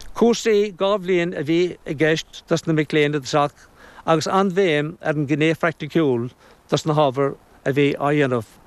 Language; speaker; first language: Irish; native; Irish